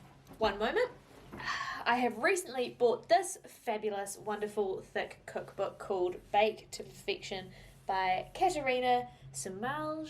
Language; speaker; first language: English; native; English